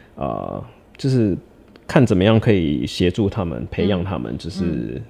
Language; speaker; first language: Chinese; non-native, fluent; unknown